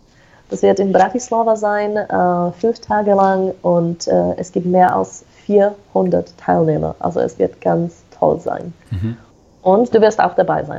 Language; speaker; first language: German; non-native, fluent; Slovak